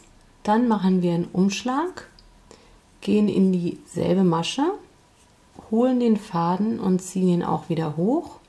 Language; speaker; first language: German; native; German